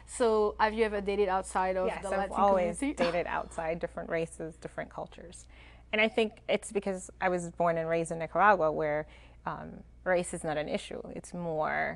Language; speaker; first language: English; non-native, fluent; Spanish